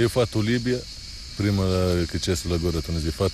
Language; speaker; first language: Italian; non-native, learner; Arabic